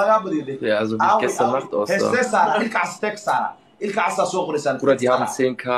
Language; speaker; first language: German; early bilingual, other home language; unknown